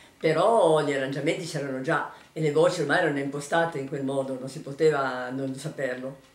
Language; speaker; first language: Italian; early bilingual, heritage; Italian